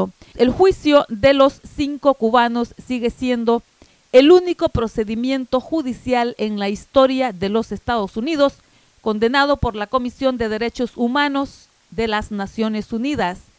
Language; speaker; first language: Spanish; native; Spanish